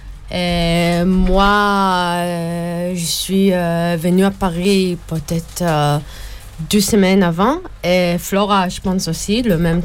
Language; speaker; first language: French; non-native, learner; Hebrew